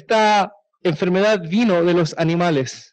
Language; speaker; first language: Spanish; native; Spanish